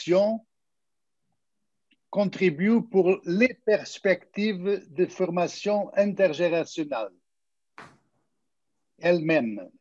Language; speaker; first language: French; non-native, fluent; Portuguese